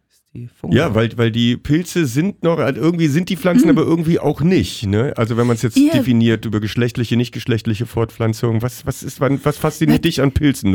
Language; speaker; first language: German; native; German